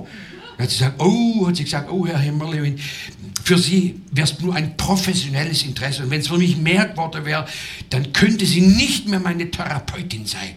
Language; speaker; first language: German; native; German